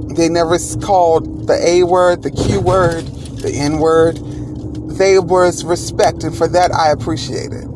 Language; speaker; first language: English; native; English